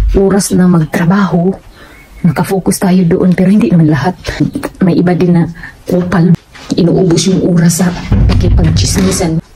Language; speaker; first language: Filipino; native; Filipino